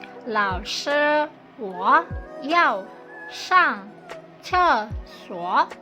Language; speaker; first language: Chinese; non-native, fluent; Indonesian